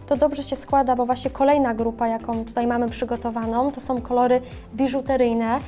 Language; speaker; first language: Polish; native; Polish